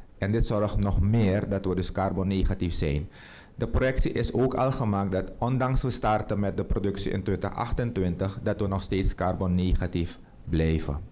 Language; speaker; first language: Dutch; native; Dutch